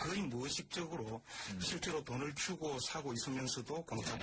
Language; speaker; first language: Korean; native; Korean